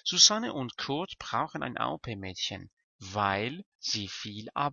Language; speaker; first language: German; non-native, fluent; Persian